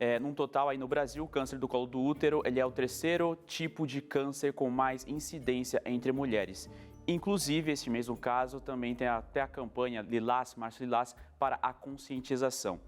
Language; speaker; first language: Portuguese; native; Portuguese